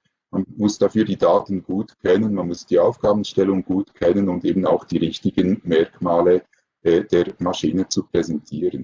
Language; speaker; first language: German; native; German